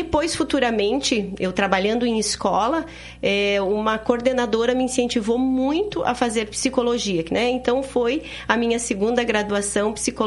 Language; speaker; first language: Portuguese; native; Portuguese